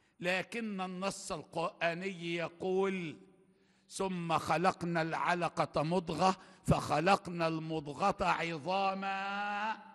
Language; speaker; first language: Arabic; native; Arabic